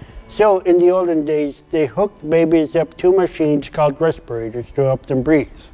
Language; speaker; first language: English; non-native, fluent; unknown